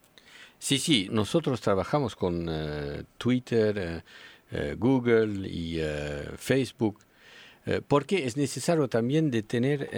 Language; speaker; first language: Spanish; non-native, fluent; French